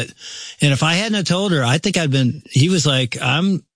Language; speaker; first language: English; native; English